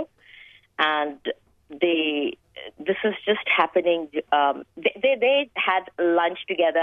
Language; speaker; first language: English; non-native, local second language; Hindi